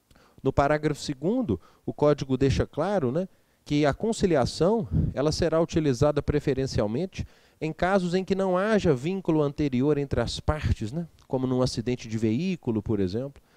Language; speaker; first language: Portuguese; native; Portuguese